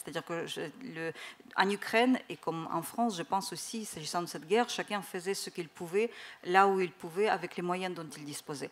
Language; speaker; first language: French; non-native, fluent; Ukrainian